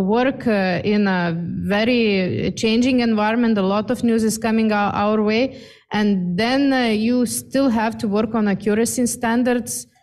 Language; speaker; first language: English; non-native, fluent; Lithuanian